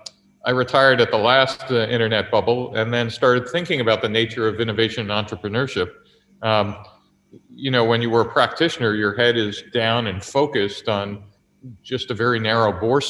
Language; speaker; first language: English; native; English